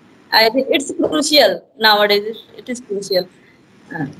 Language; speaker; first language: English; non-native, learner; Hindi